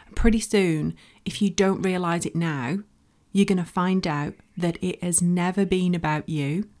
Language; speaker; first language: English; native; English